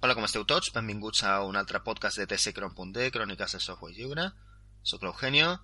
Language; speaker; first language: Catalan; non-native, local second language; Spanish